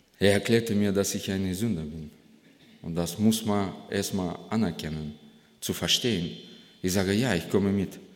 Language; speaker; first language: German; non-native, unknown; Russian